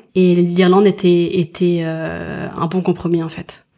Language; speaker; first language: French; early bilingual, other home language; English